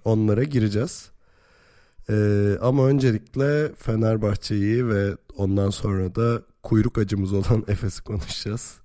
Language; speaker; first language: Turkish; native; Turkish